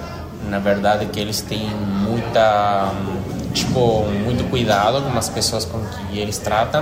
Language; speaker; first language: Portuguese; non-native, learner; Spanish